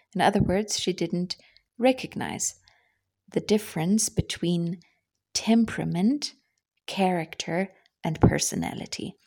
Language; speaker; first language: English; non-native, fluent; German